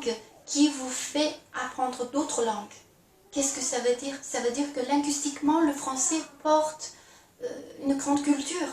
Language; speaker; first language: French; non-native, fluent; Chinese